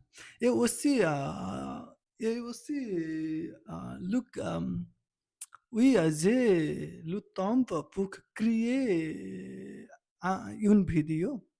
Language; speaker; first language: French; non-native, learner; Nepali